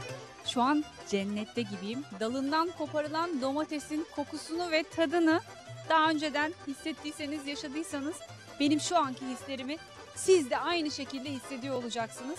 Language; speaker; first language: Turkish; native; Turkish